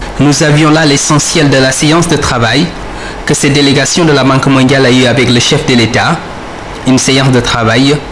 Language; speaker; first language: French; non-native, local second language; Wolof